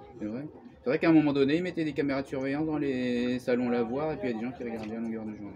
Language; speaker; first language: French; native; French